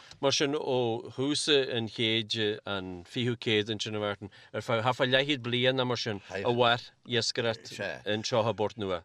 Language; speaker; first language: Irish; native; Irish